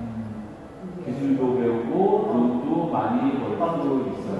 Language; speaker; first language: Korean; native; Korean